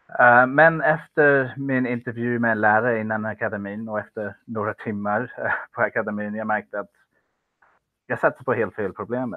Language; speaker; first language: Swedish; non-native, fluent; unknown